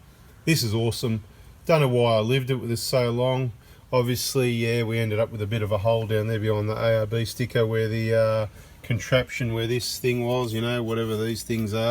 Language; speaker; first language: English; native; English